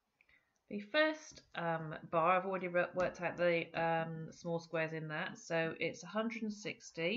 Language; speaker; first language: English; native; English